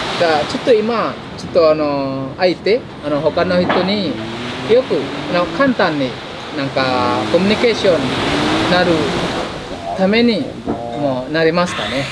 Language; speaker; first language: Japanese; non-native, fluent; Indonesian